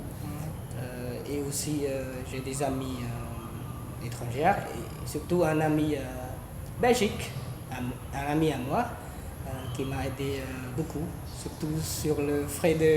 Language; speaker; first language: French; non-native, fluent; Khmer